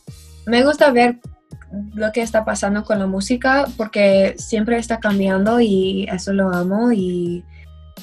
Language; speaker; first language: Spanish; non-native, learner; English